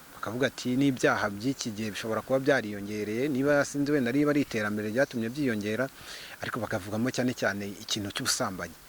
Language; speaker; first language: Kinyarwanda; native; Kinyarwanda